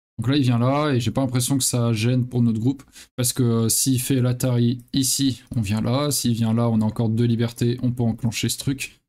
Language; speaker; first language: French; native; French